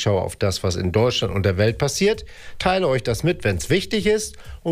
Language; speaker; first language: German; native; German